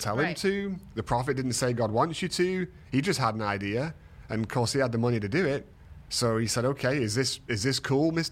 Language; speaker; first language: English; native; English